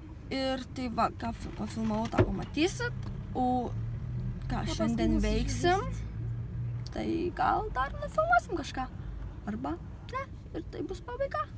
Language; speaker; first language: Lithuanian; native; Lithuanian